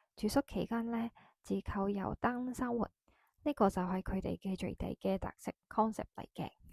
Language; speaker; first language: Cantonese; non-native, fluent; Japanese